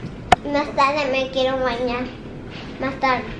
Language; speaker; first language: Spanish; early bilingual, other home language; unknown